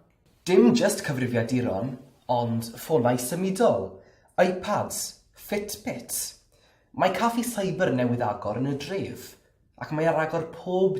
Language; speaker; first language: Welsh; non-native, learner; English